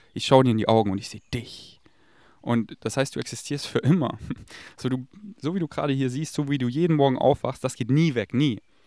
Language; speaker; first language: German; native; German